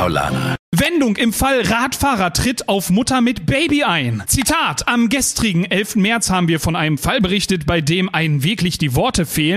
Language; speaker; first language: German; native; German